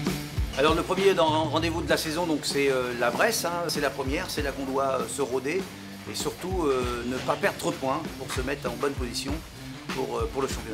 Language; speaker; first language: French; native; French